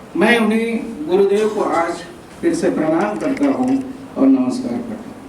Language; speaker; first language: Hindi; non-native, local second language; Marathi